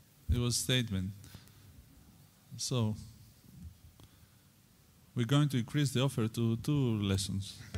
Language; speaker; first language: English; non-native, fluent; Greek